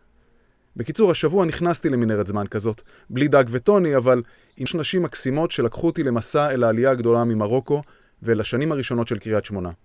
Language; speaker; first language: Hebrew; native; Hebrew